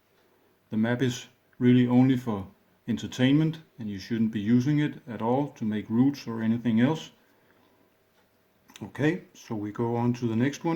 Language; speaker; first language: English; non-native, fluent; Danish